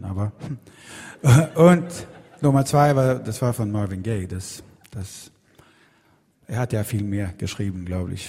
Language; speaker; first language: German; non-native, fluent; Swedish